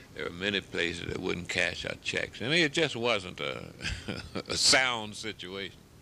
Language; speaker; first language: English; native; English